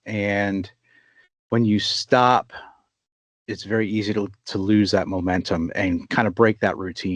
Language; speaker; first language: English; native; English